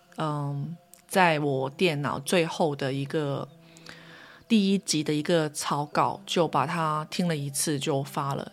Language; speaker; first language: Chinese; non-native, local second language; Cantonese